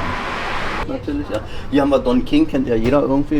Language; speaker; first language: German; native; German